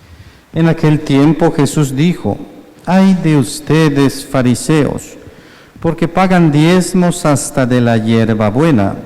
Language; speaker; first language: Spanish; native; Spanish